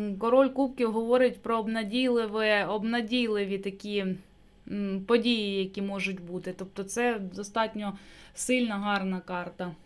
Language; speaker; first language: Ukrainian; non-native, local second language; Russian